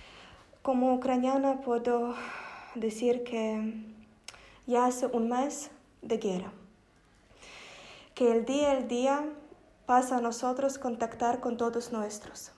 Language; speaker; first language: Spanish; non-native, fluent; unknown